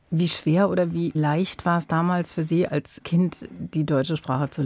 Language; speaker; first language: German; native; German